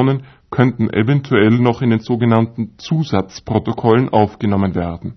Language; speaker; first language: German; native; German